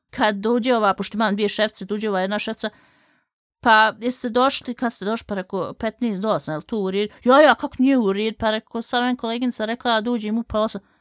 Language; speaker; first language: Bosnian; early bilingual, heritage; Bosnian